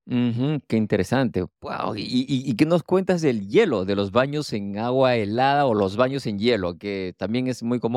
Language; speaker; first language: Spanish; native; Spanish